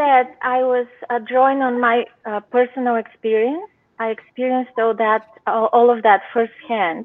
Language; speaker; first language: English; non-native, fluent; Bulgarian